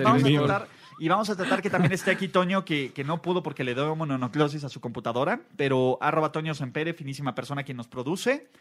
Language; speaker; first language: Spanish; native; Spanish